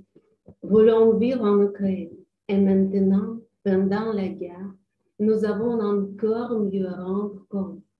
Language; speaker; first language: French; non-native, learner; Ukrainian